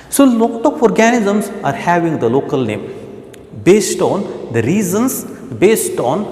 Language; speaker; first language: English; non-native, local second language; Kannada